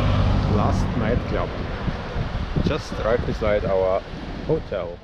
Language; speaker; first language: English; non-native, learner; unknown